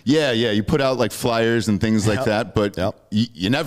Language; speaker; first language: English; native; English